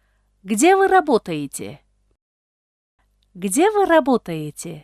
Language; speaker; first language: Russian; non-native, local second language; Tajik